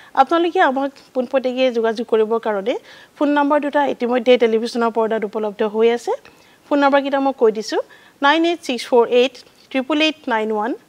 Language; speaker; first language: Assamese; native; Assamese